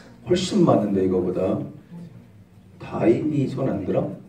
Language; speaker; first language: Korean; native; Korean